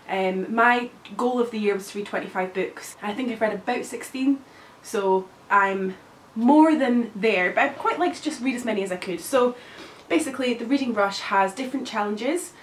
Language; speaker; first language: English; native; English